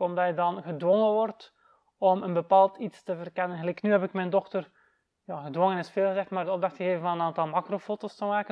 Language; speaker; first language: Dutch; native; Dutch